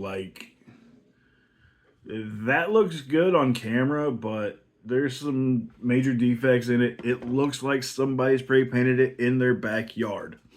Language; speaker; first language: English; native; English